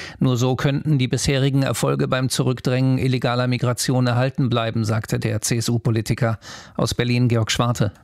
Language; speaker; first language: German; native; German